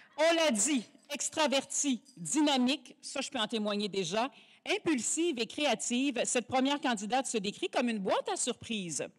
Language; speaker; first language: French; native; French